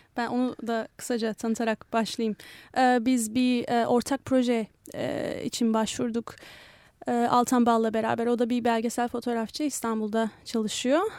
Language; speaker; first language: Turkish; native; Turkish